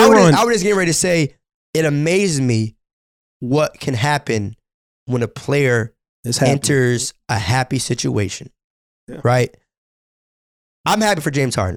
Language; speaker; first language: English; native; English